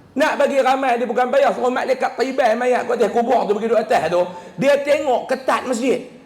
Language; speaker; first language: Malay; native; Malay